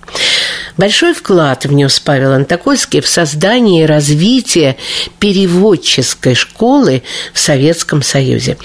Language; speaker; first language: Russian; native; Russian